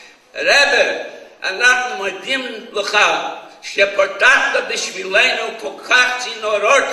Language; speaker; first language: Hebrew; non-native, fluent; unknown